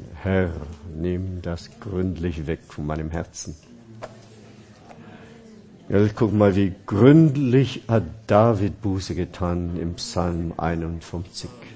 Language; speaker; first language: German; non-native, fluent; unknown